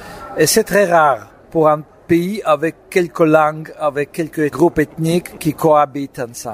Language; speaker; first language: French; non-native, fluent; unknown